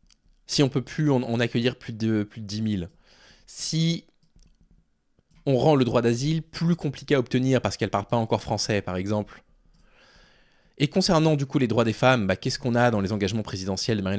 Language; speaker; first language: French; native; French